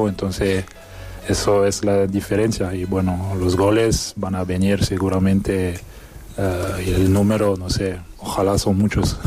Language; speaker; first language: Spanish; non-native, fluent; French